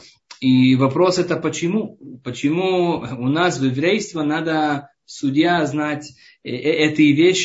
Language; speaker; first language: Russian; early bilingual, heritage; Hebrew